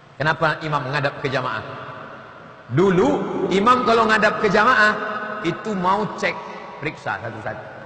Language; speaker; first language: Indonesian; native; Indonesian